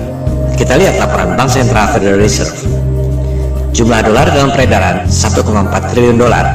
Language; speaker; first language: Indonesian; native; Indonesian